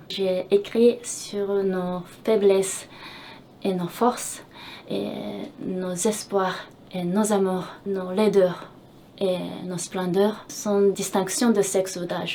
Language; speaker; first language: French; non-native, fluent; Japanese